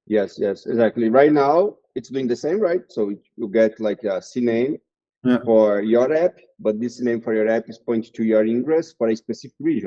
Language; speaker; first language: English; non-native, fluent; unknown